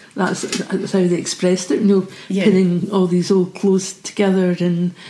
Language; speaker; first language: English; native; English